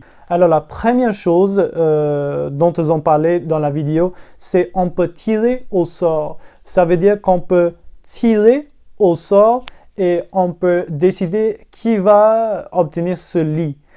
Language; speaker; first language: French; non-native, learner; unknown